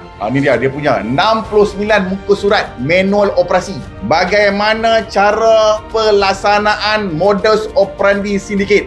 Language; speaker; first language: Malay; native; Malay